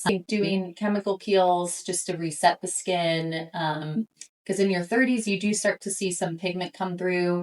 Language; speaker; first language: English; native; English